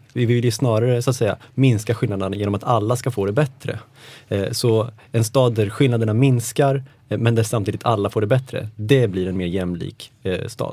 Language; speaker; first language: Swedish; native; Swedish